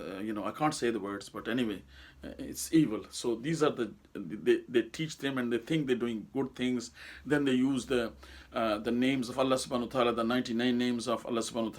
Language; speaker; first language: English; non-native, local second language; Urdu